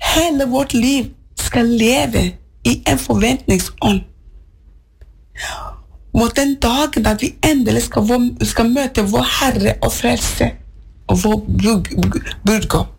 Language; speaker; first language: Norwegian; non-native, fluent; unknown